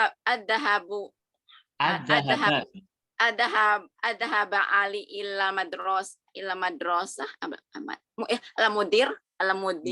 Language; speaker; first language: Arabic; non-native, learner; Indonesian